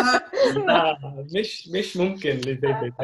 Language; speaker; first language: Arabic; non-native, learner; Dutch